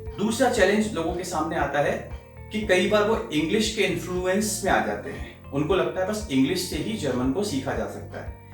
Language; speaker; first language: Hindi; native; Hindi